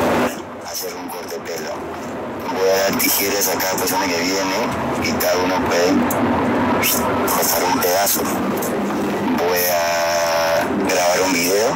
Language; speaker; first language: Spanish; non-native, fluent; English